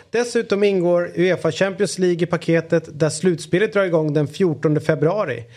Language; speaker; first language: Swedish; early bilingual, other home language; German